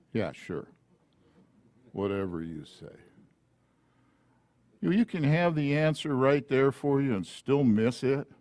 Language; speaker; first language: English; native; English